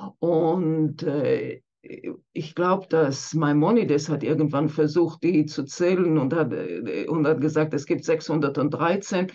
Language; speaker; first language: German; non-native, fluent; Hebrew